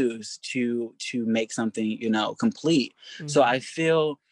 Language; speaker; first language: English; native; English